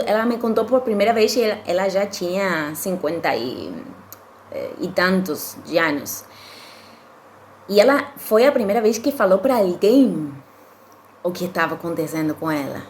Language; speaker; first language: Portuguese; non-native, fluent; Spanish